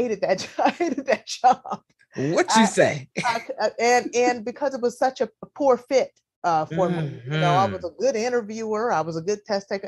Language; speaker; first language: English; native; English